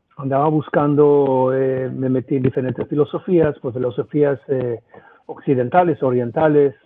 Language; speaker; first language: Spanish; non-native, fluent; Hebrew